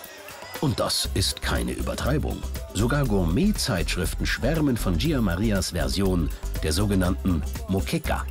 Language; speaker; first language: German; native; German